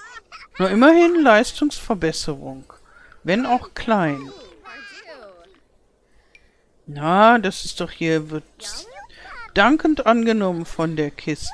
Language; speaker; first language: German; native; German